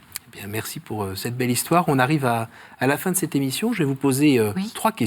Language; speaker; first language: French; native; French